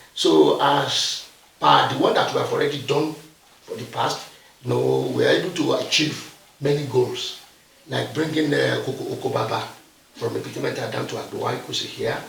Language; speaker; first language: English; non-native, local second language; Yoruba